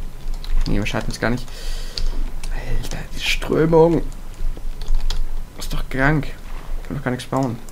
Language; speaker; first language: German; native; German